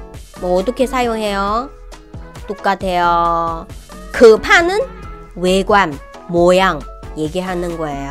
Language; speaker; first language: Korean; non-native, fluent; Chinese